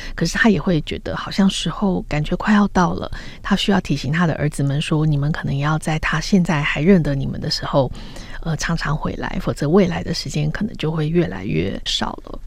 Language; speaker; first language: Chinese; native; Chinese